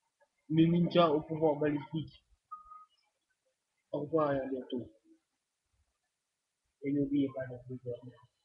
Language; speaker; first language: French; native; French